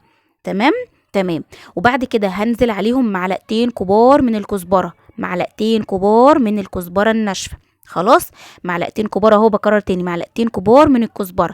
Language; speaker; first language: Arabic; native; Arabic